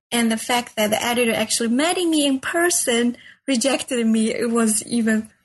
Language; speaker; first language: English; non-native, fluent; Chinese